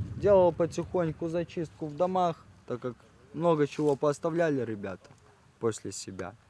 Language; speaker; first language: Russian; native; Russian